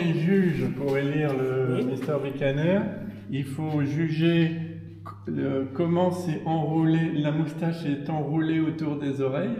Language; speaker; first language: French; native; French